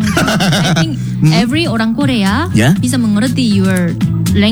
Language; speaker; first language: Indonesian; non-native, learner; Korean